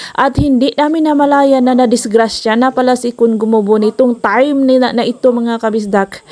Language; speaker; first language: Filipino; non-native, local second language; Cebuano